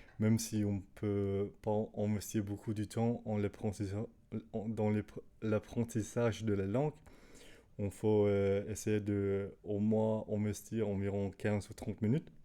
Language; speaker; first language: French; non-native, learner; Danish